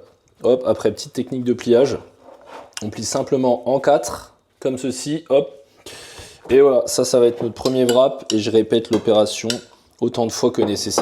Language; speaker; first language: French; native; French